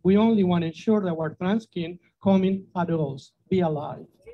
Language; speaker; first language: English; non-native, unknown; Spanish